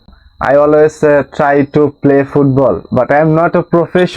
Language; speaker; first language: English; non-native, local second language; Bangla